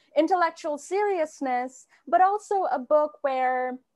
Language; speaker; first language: English; non-native, local second language; Bangla